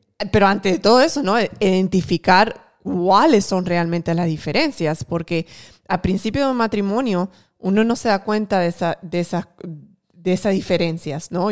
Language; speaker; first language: Spanish; early bilingual, heritage; Spanish